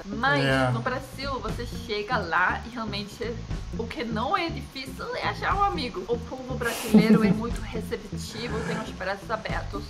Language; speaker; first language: Portuguese; non-native, fluent; Danish